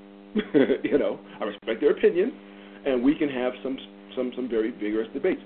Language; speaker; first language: English; native; English